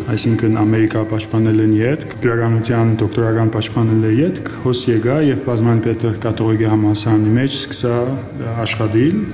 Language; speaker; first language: Armenian; early bilingual, heritage; Armenian